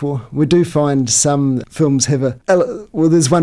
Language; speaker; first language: English; native; English